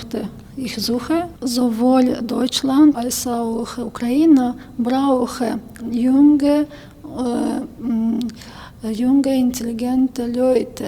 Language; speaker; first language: German; non-native, learner; Ukrainian